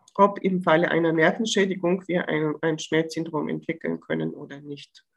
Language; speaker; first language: German; non-native, fluent; Bulgarian